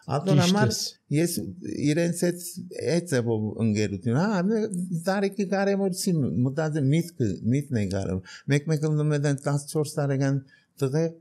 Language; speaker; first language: Armenian; early bilingual, heritage; Armenian